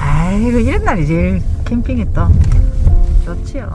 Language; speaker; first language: Korean; native; Korean